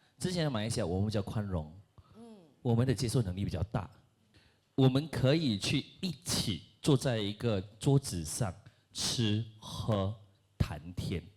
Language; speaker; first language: Chinese; non-native, local second language; Malay